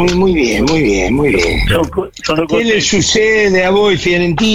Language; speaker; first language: Italian; non-native, fluent; Spanish